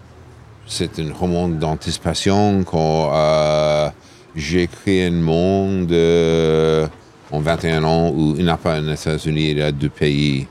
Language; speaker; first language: French; non-native, fluent; English